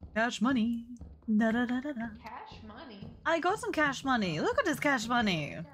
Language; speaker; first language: English; native; English